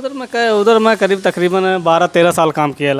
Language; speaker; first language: Hindi; native; Hindi